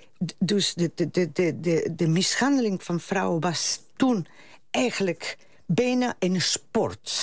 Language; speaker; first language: Dutch; non-native, fluent; Spanish